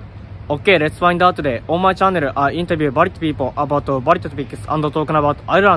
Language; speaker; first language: English; non-native, learner; Japanese